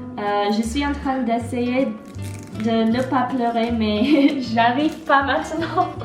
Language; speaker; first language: French; non-native, learner; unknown